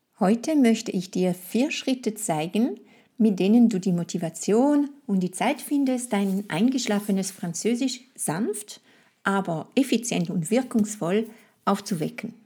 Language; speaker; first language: German; non-native, fluent; French